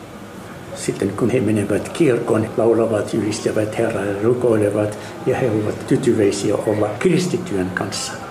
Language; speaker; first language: Finnish; non-native, fluent; Arabic